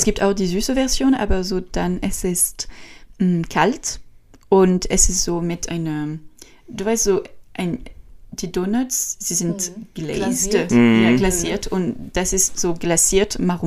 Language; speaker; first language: German; non-native, learner; French